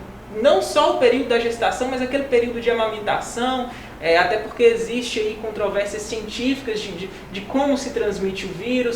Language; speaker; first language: Portuguese; native; Portuguese